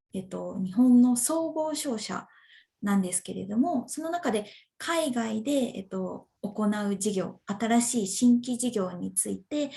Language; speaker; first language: Japanese; native; Japanese